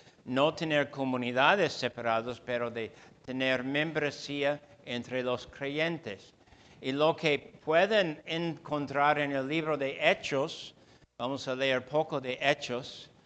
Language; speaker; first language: Spanish; non-native, fluent; English